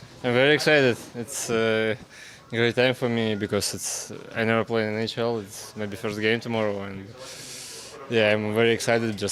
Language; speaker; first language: English; non-native, learner; Russian